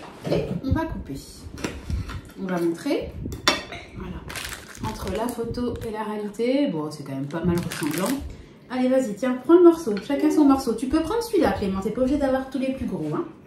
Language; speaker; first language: French; native; French